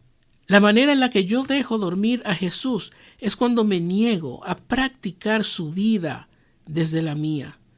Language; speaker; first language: Spanish; native; Spanish